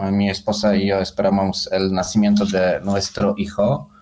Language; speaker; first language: Spanish; non-native, learner; Polish